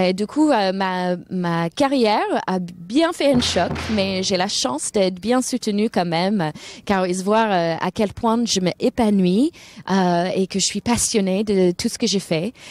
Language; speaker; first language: French; non-native, fluent; English